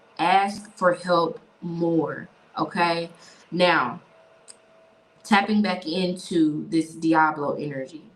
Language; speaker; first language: English; native; English